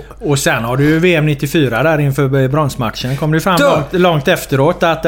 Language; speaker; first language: Swedish; native; Swedish